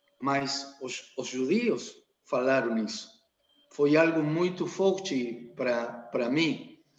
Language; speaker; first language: Portuguese; non-native, learner; Spanish